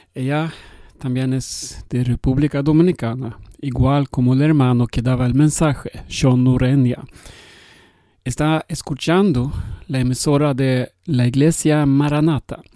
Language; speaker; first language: Spanish; non-native, learner; Swedish